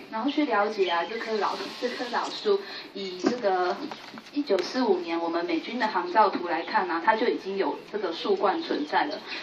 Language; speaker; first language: Chinese; native; Chinese